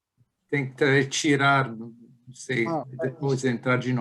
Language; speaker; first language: Portuguese; non-native, fluent; Italian